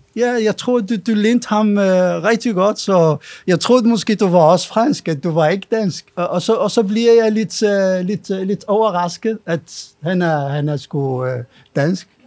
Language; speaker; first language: Danish; non-native, fluent; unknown